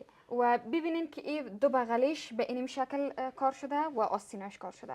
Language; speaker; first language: Persian; native; Persian